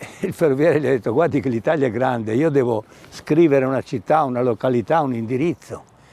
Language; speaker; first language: Italian; native; Italian